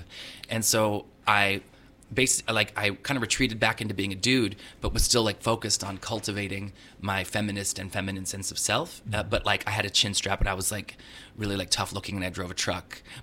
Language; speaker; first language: English; native; English